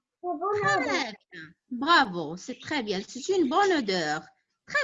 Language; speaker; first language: French; non-native, local second language; Arabic